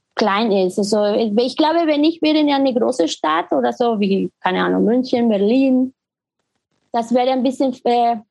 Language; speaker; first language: German; non-native, learner; Spanish